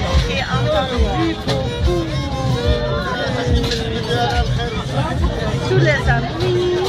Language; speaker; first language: French; non-native, learner; Dutch